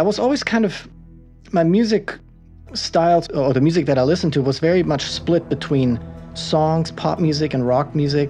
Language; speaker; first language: English; non-native, fluent; German